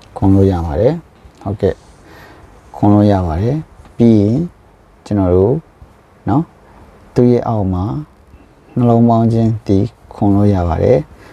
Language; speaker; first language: Burmese; non-native, local second language; Shan